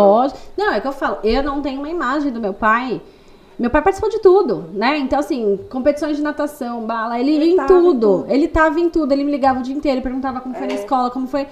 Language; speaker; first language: Portuguese; native; Portuguese